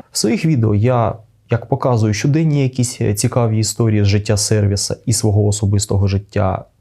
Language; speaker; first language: Ukrainian; native; Ukrainian